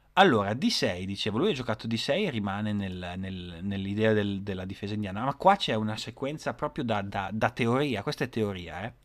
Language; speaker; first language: Italian; native; Italian